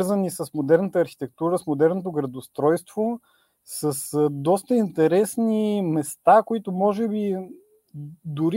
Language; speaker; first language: Bulgarian; native; Bulgarian